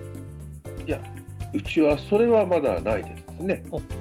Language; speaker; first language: Japanese; native; Japanese